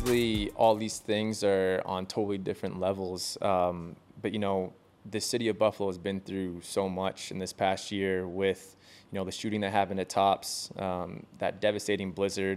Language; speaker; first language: English; native; English